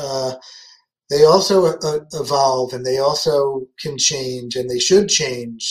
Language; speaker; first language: English; native; English